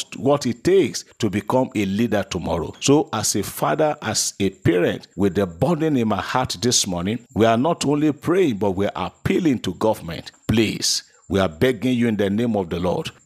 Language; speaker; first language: English; non-native, local second language; Yoruba